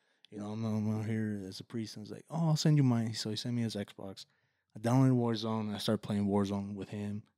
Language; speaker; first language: English; early bilingual, other home language; Spanish